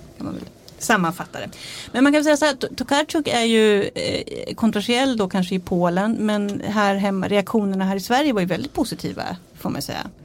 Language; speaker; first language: Swedish; native; Swedish